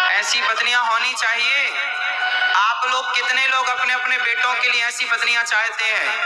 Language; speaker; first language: Hindi; native; Hindi